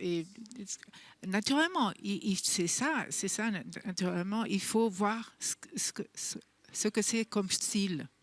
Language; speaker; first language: French; non-native, fluent; German